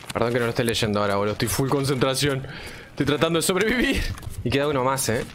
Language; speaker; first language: Spanish; native; Spanish